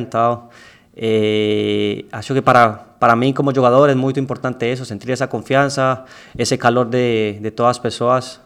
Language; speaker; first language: Portuguese; non-native, learner; Spanish